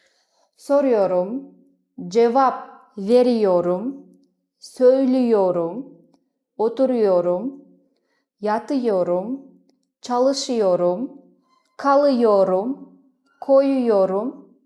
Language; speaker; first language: Turkish; non-native, fluent; Kazakh